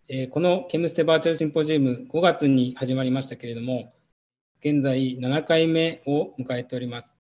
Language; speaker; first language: Japanese; native; Japanese